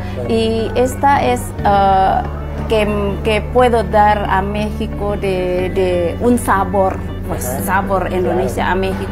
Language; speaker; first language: Spanish; non-native, learner; Indonesian